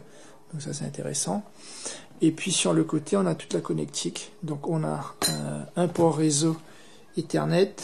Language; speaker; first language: French; native; French